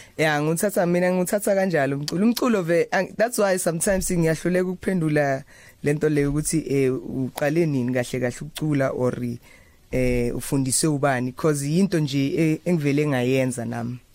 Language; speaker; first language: Zulu; native; Zulu